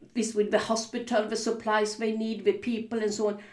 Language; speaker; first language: English; non-native, fluent; Swedish